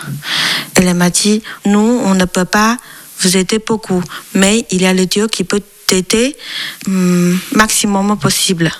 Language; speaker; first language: French; non-native, learner; Chinese